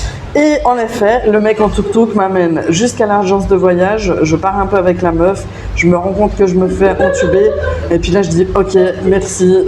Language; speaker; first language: French; native; French